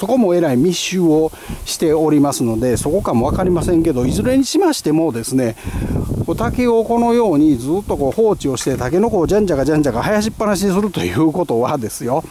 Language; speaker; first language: Japanese; native; Japanese